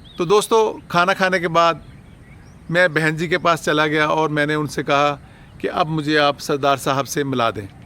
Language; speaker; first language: Urdu; non-native, local second language; Punjabi